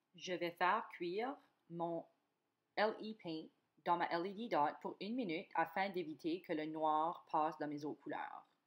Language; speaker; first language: French; native; French